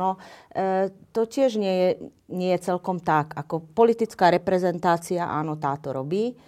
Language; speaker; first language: Slovak; non-native, local second language; Hungarian